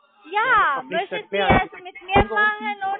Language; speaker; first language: German; non-native, learner; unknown